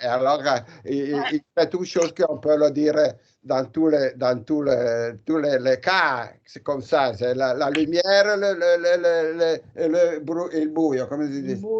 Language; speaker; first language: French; non-native, learner; Italian